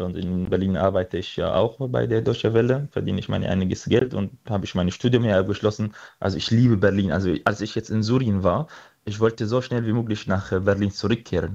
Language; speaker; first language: German; non-native, fluent; Arabic